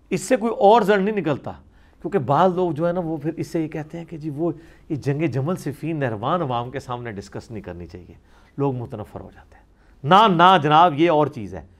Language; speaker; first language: Urdu; non-native, local second language; Punjabi